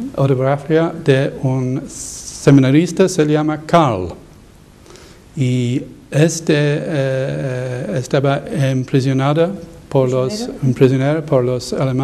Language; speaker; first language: Spanish; non-native, learner; English